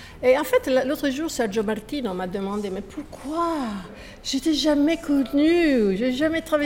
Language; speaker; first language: French; non-native, fluent; Italian